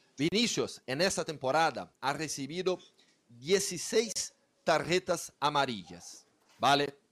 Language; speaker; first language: Spanish; non-native, fluent; Portuguese